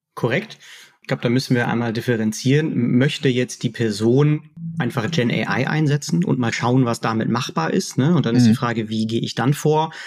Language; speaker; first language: German; native; German